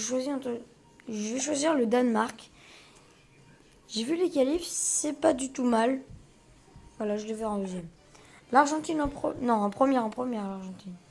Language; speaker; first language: French; early bilingual, other home language; Portuguese